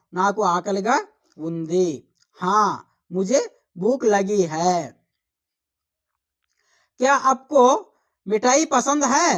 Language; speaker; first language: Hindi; non-native, local second language; Telugu